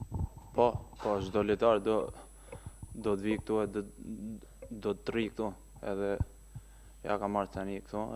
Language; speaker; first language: Albanian; early bilingual, heritage; Albanian